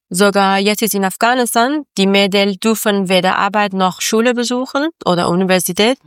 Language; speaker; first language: German; non-native, learner; Persian